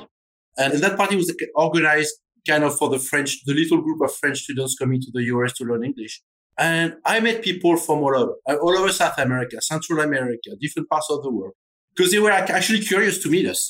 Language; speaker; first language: English; non-native, fluent; French